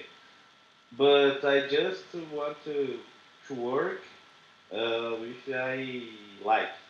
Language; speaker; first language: English; non-native, learner; Portuguese